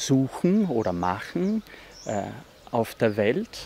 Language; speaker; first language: German; non-native, fluent; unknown